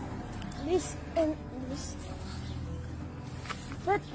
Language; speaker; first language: English; non-native, learner; French